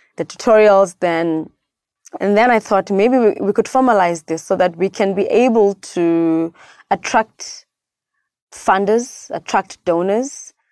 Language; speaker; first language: English; non-native, local second language; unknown